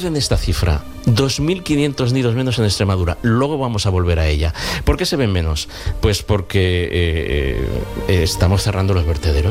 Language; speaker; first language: Spanish; native; Spanish